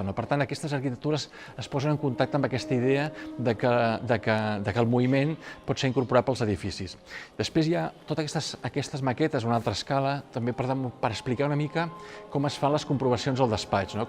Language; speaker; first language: Catalan; native; Catalan